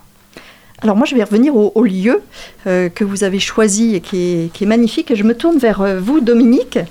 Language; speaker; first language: French; native; French